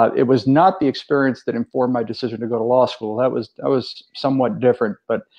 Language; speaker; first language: English; native; English